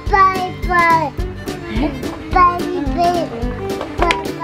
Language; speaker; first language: Japanese; early bilingual, heritage; Japanese